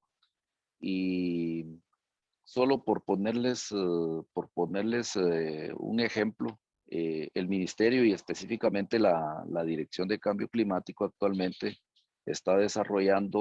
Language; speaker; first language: Spanish; native; Spanish